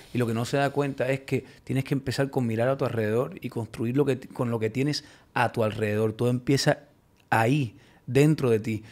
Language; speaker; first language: Spanish; early bilingual, heritage; Spanish